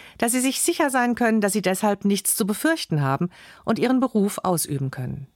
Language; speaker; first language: German; native; German